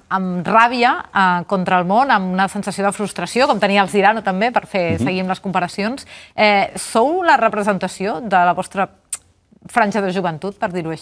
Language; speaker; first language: Catalan; native; Catalan